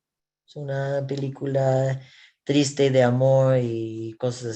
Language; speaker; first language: Spanish; non-native, learner; English